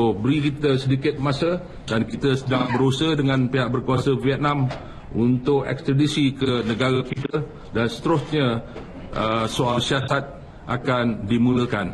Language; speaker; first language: Malay; native; Malay